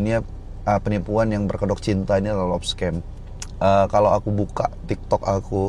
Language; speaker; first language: Indonesian; native; Indonesian